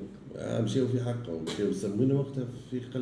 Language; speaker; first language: Arabic; native; Arabic